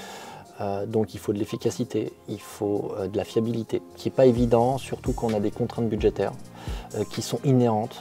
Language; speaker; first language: French; native; French